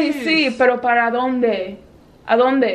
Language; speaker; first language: Spanish; early bilingual, heritage; Spanish